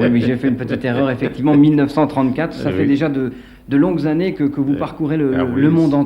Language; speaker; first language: French; native; French